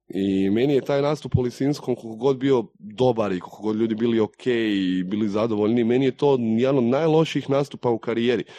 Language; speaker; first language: Croatian; native; Croatian